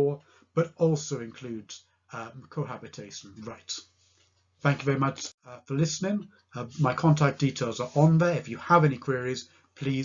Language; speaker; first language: English; native; English